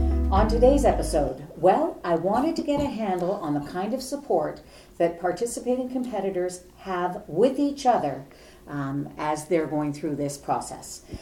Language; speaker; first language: English; native; English